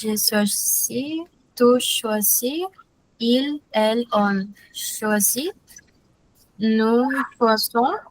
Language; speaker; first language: French; non-native, learner; Portuguese